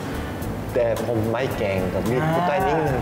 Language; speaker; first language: Thai; non-native, learner; Korean